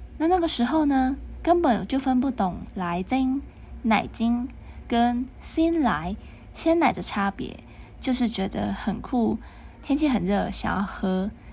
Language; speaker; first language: Chinese; non-native, local second language; Cantonese